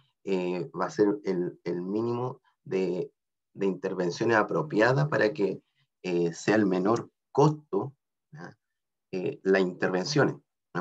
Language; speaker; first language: Spanish; native; Spanish